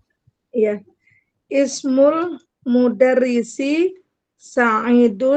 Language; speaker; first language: Arabic; non-native, learner; Indonesian